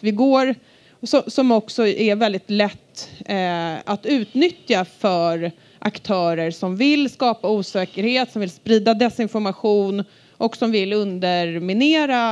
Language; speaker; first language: Swedish; native; Swedish